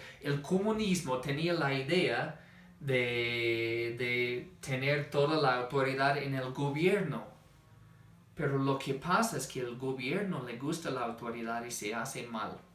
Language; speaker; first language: Spanish; non-native, fluent; English